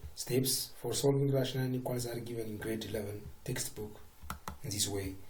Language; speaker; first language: English; non-native, local second language; Amharic